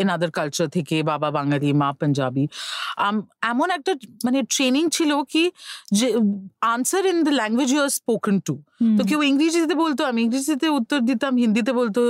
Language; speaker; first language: Bangla; early bilingual, heritage; Bangla